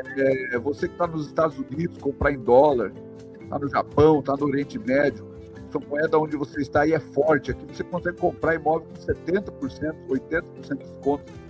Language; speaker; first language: Portuguese; native; Portuguese